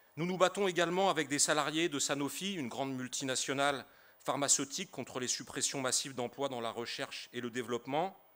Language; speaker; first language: French; native; French